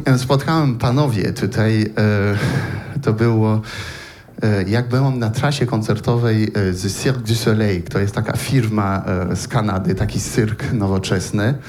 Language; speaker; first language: Polish; non-native, learner; French